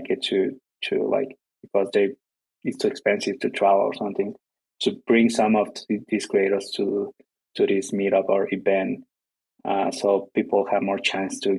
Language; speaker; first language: English; non-native, fluent; Spanish